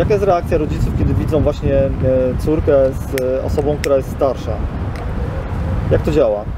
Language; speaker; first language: Polish; native; Polish